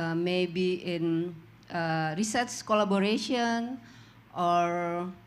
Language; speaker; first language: English; non-native, learner; Indonesian